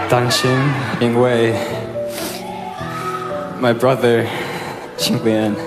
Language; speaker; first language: Chinese; non-native, learner; English